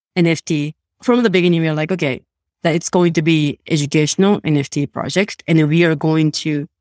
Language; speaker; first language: English; non-native, fluent; Japanese